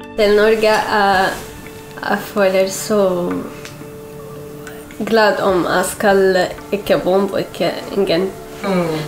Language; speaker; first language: Norwegian; non-native, learner; Arabic